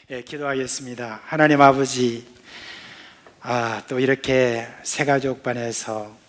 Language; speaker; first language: Korean; native; Korean